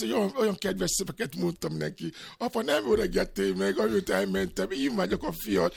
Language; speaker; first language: Hungarian; non-native, learner; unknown